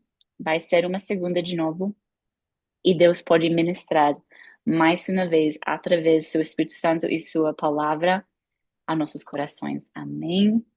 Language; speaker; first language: Portuguese; non-native, fluent; English